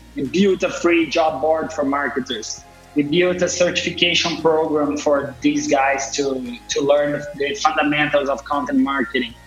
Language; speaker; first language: English; non-native, fluent; Portuguese